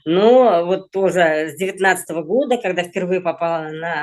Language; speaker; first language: Russian; native; Russian